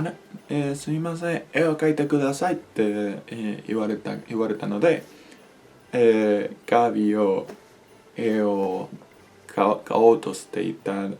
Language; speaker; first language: Japanese; non-native, learner; Spanish